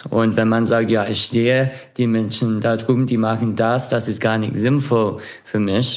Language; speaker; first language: German; non-native, fluent; English